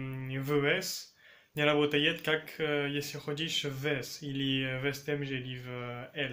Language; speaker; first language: Russian; early bilingual, heritage; French